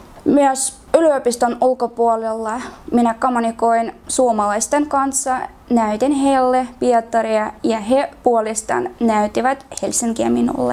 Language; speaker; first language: Finnish; non-native, fluent; Russian